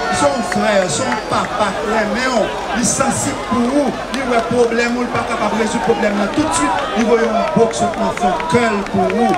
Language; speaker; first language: French; non-native, local second language; Haitian Creole